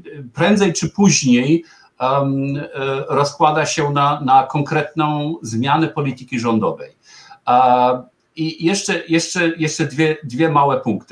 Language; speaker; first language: Polish; non-native, fluent; German